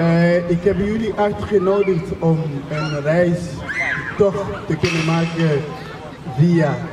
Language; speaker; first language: Dutch; non-native, fluent; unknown